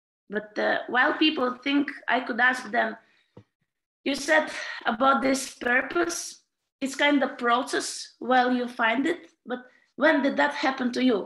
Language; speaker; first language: English; non-native, fluent; Latvian